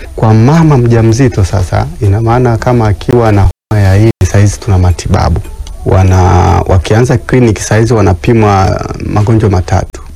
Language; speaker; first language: Swahili; native; Swahili